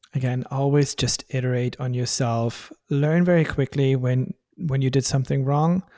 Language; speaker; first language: English; non-native, fluent; German